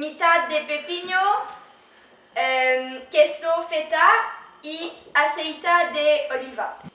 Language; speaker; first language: Spanish; non-native, learner; French